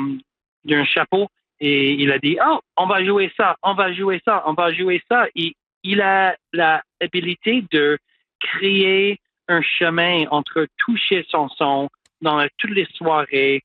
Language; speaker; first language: French; non-native, local second language; English